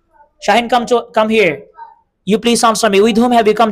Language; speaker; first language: English; non-native, local second language; Bangla